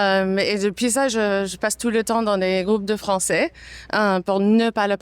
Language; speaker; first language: French; non-native, fluent; English